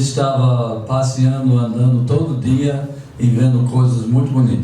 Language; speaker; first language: Portuguese; non-native, fluent; English